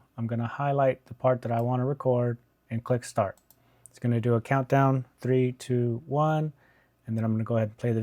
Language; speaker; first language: English; native; English